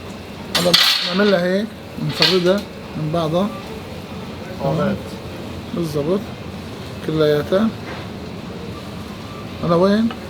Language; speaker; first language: Arabic; native; Arabic